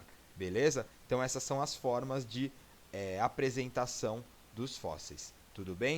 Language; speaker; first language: Portuguese; native; Portuguese